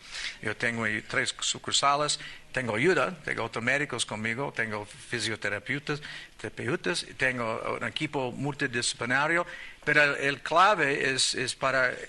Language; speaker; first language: Spanish; non-native, learner; English